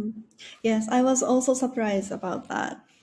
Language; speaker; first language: English; non-native, learner; Japanese